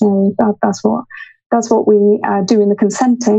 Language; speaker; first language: English; native; English